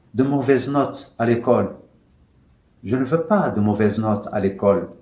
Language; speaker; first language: French; non-native, local second language; Arabic